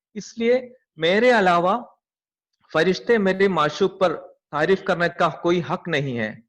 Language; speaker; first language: Hindi; non-native, local second language; Malayalam